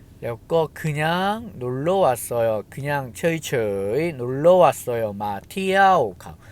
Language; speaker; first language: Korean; non-native, fluent; Thai